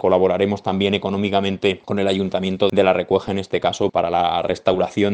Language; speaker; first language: Spanish; native; Spanish